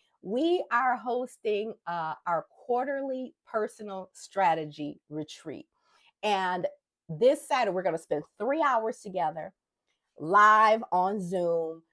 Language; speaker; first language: English; native; English